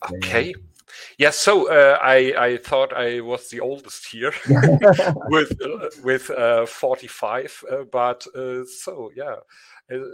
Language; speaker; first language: English; non-native, learner; German